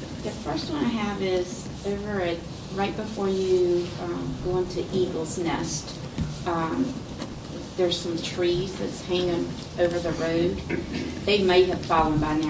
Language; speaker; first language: English; native; English